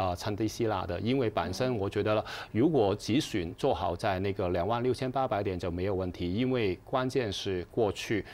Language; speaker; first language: Chinese; non-native, fluent; Cantonese